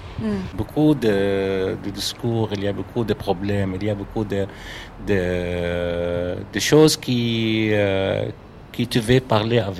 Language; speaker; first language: French; non-native, learner; Arabic